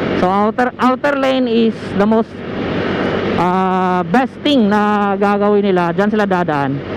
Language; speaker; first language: Filipino; non-native, local second language; Cebuano